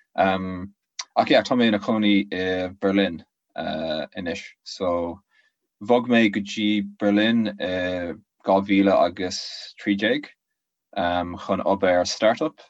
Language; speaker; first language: Irish; native; Irish